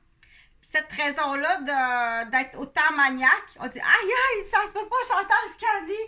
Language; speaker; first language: French; native; French